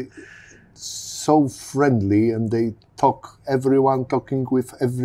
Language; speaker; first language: English; non-native, learner; Polish